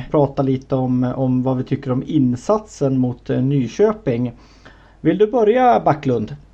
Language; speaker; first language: Swedish; native; Swedish